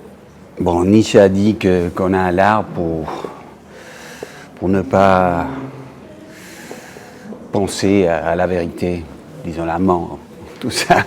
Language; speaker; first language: French; non-native, fluent; English